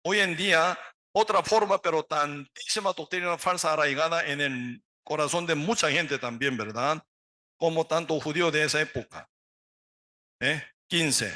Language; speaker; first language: Spanish; non-native, learner; Korean